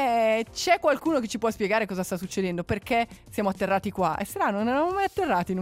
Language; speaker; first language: Italian; native; Italian